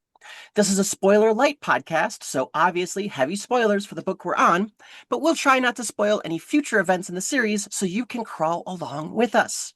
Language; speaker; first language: English; native; English